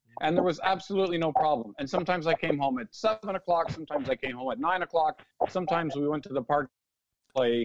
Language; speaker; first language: English; early bilingual, other home language; Ukrainian